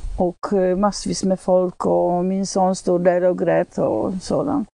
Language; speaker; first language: Swedish; non-native, fluent; Polish